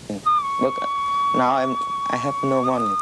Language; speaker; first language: English; non-native, learner; Vietnamese